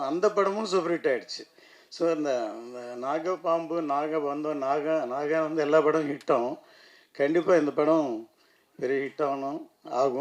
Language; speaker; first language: Tamil; native; Tamil